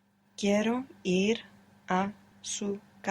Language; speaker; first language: Spanish; non-native, learner; English